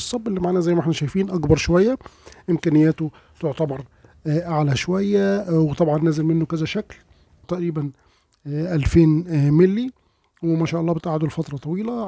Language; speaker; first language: Arabic; native; Arabic